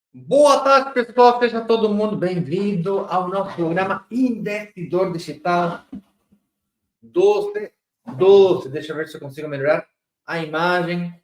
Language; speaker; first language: Portuguese; non-native, fluent; Spanish